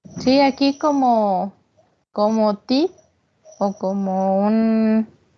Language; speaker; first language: Spanish; native; Spanish